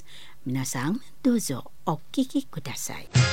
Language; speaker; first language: Japanese; non-native, learner; Indonesian